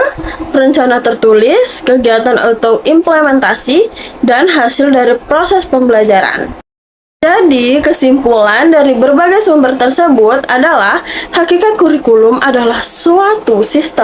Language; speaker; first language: Indonesian; native; Indonesian